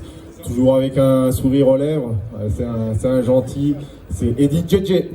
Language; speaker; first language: French; native; French